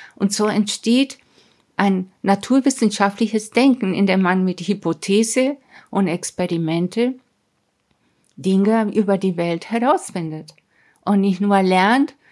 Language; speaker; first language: German; non-native, fluent; Spanish